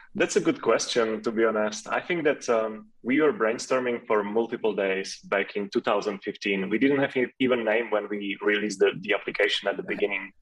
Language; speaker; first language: English; non-native, fluent; Czech